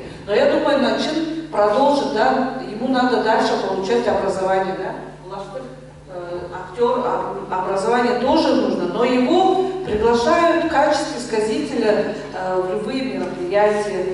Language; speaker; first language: Russian; non-native, local second language; Tuvinian